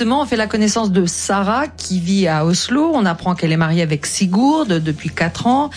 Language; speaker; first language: French; native; French